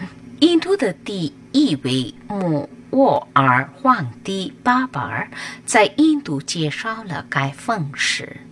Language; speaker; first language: Chinese; non-native, learner; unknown